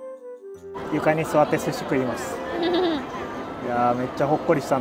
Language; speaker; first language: Japanese; native; Japanese